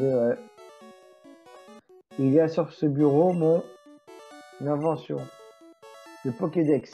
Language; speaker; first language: French; native; French